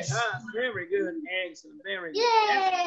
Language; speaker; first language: English; non-native, learner; Spanish